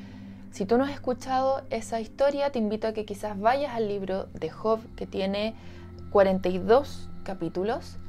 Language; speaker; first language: Spanish; native; Spanish